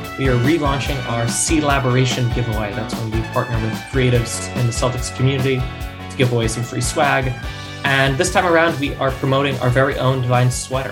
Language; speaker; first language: English; native; English